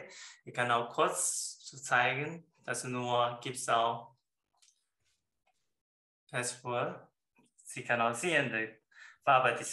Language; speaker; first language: German; non-native, learner; Chinese